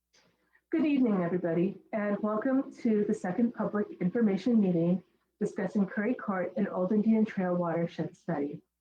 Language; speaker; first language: English; native; English